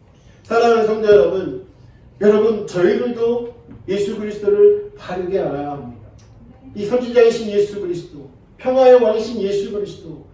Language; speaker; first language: Korean; native; Korean